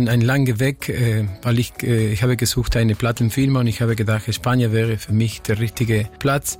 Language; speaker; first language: German; non-native, fluent; Spanish